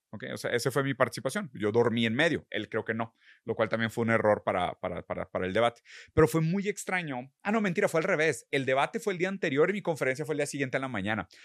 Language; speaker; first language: Spanish; early bilingual, other home language; Portuguese